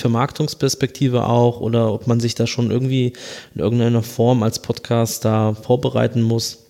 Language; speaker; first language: German; native; German